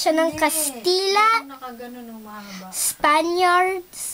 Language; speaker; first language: Filipino; early bilingual, heritage; Filipino